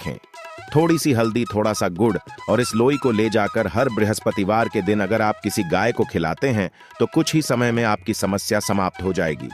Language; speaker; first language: Hindi; native; Hindi